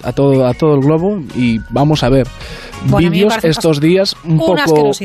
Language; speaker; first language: Spanish; native; Spanish